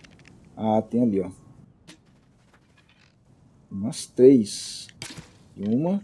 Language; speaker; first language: Portuguese; native; Portuguese